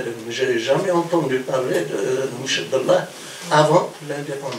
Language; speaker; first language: French; non-native, local second language; Kabyle